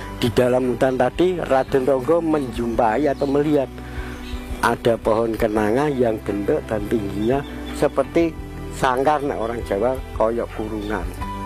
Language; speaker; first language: Indonesian; non-native, local second language; Javanese